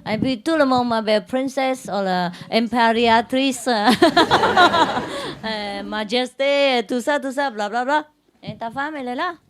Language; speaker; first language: French; non-native, learner; Vietnamese